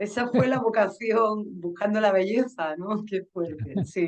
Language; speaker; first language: Spanish; native; Spanish